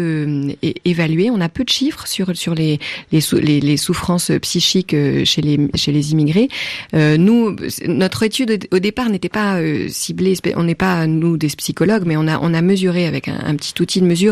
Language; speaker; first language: French; native; French